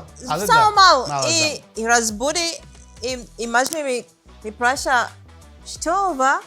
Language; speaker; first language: Macedonian; non-native, learner; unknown